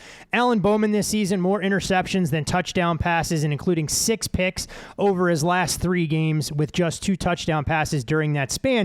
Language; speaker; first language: English; native; English